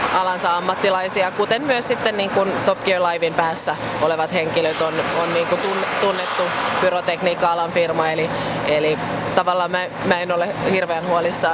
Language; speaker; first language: Finnish; native; Finnish